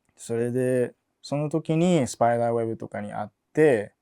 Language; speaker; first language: Japanese; early bilingual, other home language; English